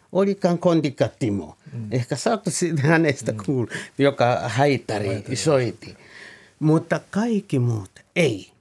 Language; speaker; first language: Finnish; non-native, fluent; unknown